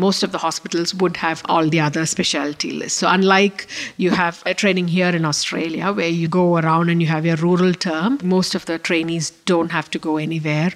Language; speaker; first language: English; non-native, local second language; Malayalam